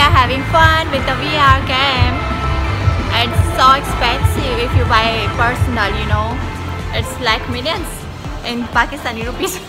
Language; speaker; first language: English; non-native, learner; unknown